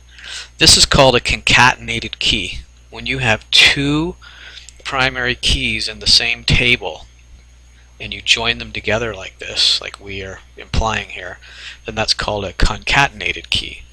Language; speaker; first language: English; native; English